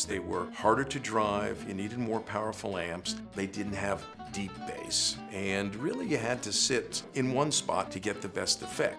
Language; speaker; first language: English; native; English